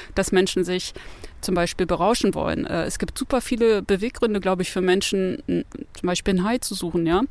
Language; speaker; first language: German; native; German